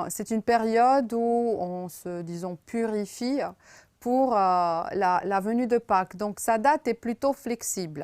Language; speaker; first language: French; non-native, fluent; Romanian